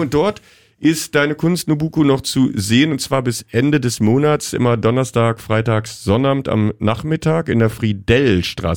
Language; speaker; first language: German; native; German